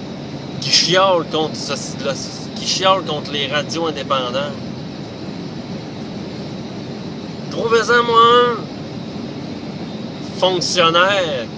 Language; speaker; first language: French; native; French